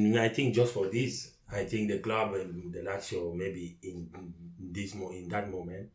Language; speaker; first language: English; non-native, learner; French